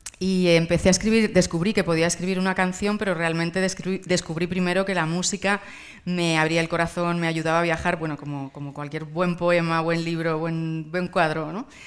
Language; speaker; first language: Spanish; native; Spanish